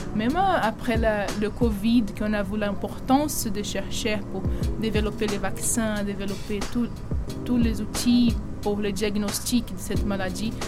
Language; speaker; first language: French; non-native, fluent; Portuguese